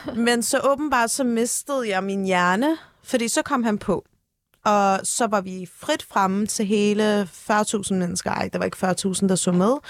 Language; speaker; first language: Danish; early bilingual, other home language; Turkish